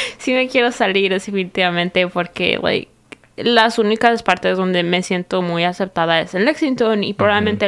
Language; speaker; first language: Spanish; early bilingual, heritage; Spanish